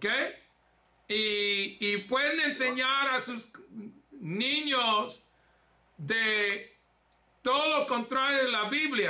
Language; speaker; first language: Spanish; early bilingual, heritage; English